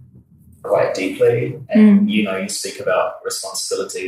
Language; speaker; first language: English; native; English